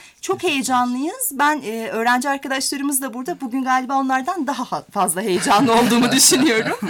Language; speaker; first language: Turkish; native; Turkish